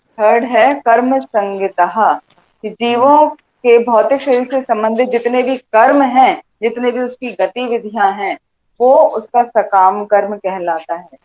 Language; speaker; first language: Hindi; native; Hindi